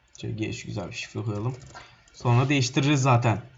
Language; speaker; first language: Turkish; native; Turkish